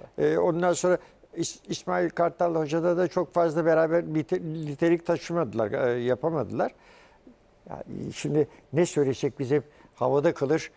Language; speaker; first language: Turkish; early bilingual, heritage; Turkish